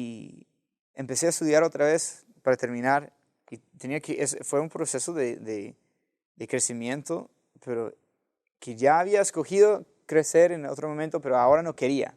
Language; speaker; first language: Spanish; non-native, fluent; English